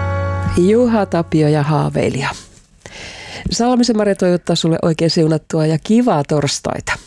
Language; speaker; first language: Finnish; native; Finnish